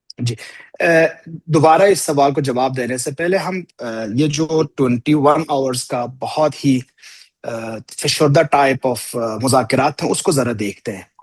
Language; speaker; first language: Urdu; non-native, local second language; Balti